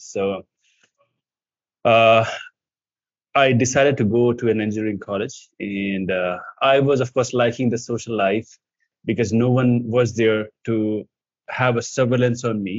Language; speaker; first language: English; non-native, local second language; Hindi